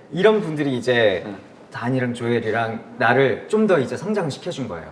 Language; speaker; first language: Korean; native; Korean